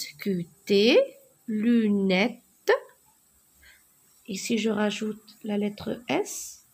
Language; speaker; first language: French; non-native, local second language; Arabic